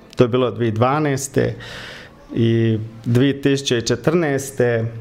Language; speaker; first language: Croatian; early bilingual, heritage; Croatian